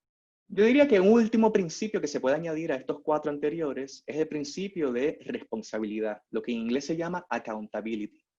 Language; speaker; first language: Spanish; native; Spanish